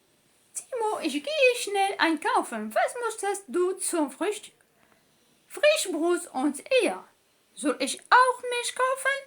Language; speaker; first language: German; non-native, learner; Arabic